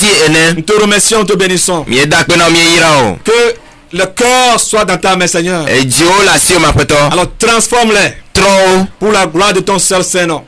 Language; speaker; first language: French; non-native, local second language; Ewe